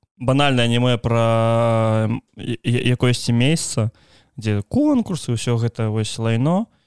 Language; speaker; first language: Belarusian; non-native, local second language; Russian